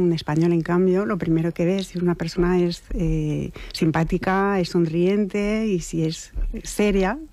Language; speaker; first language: Spanish; non-native, fluent; French